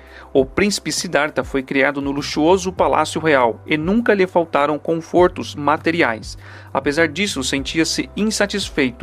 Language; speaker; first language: Portuguese; native; Portuguese